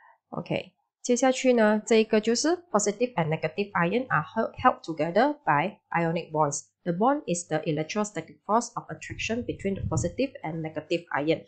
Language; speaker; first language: English; non-native, local second language; Chinese